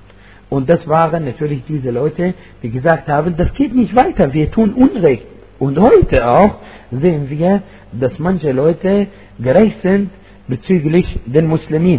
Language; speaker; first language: German; non-native, fluent; Arabic